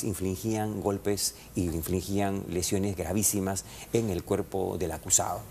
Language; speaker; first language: Spanish; native; Spanish